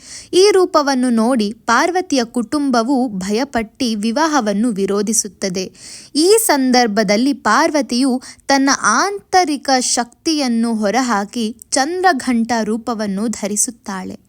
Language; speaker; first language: Kannada; native; Kannada